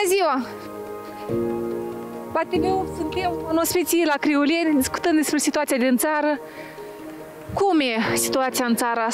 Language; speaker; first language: Romanian; native; Romanian